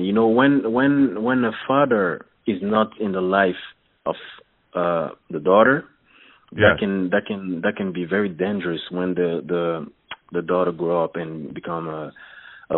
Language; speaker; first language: English; non-native, fluent; French